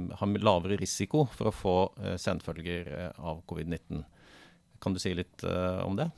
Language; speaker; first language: Norwegian; native; Norwegian